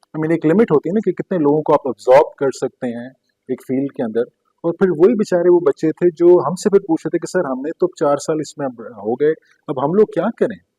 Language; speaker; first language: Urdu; native; Urdu